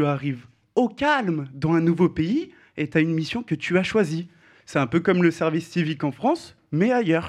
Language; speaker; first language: French; native; French